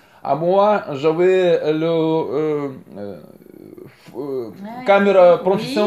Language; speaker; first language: French; non-native, learner; Russian